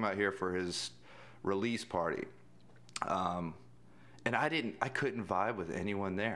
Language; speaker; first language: English; native; English